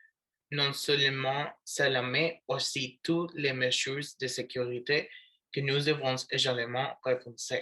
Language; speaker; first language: French; non-native, learner; Spanish